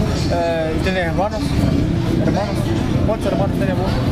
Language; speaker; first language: Spanish; non-native, learner; Portuguese